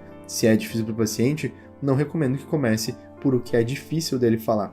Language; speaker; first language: Portuguese; native; Portuguese